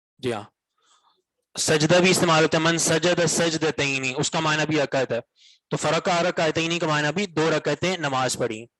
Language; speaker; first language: Urdu; native; Urdu